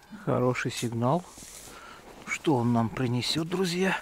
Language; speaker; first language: Russian; native; Russian